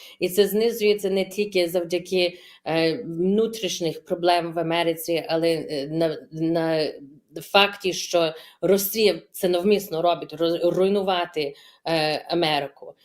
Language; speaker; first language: Ukrainian; early bilingual, heritage; Ukrainian